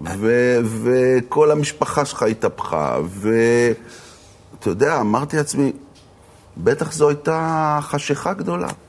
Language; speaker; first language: Hebrew; native; Hebrew